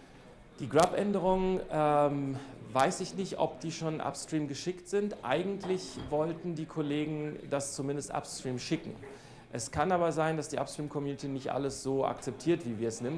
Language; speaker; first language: German; native; German